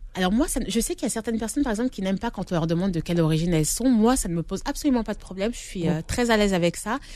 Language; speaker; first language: French; native; French